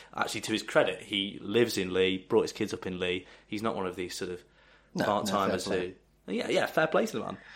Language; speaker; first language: English; native; English